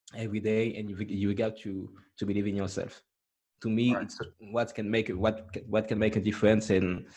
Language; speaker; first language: English; non-native, fluent; French